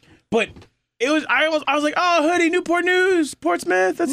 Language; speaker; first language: English; native; English